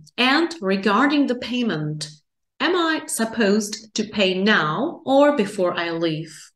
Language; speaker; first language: English; non-native, fluent; Czech